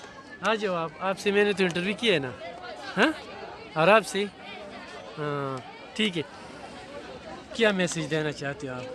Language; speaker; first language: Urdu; non-native, local second language; Pashto